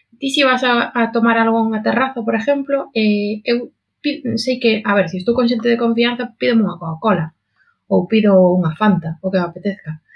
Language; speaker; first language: Galician; non-native, local second language; Spanish